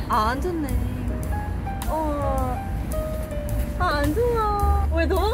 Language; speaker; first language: Korean; non-native, fluent; Indonesian